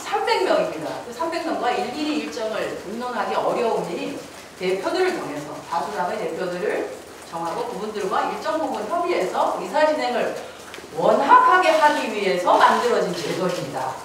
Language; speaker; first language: Korean; native; Korean